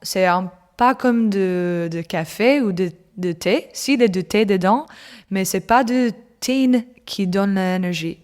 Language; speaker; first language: French; non-native, learner; English